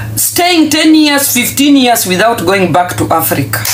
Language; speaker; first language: English; non-native, local second language; Luo (Kenya and Tanzania)